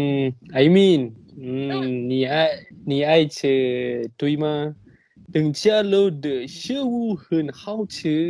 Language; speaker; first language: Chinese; non-native, learner; Malay